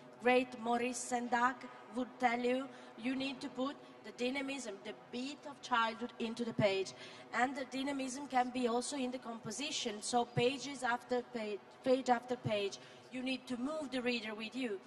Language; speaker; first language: English; non-native, fluent; Italian